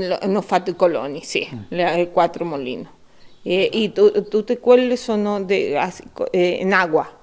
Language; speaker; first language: Italian; early bilingual, heritage; Spanish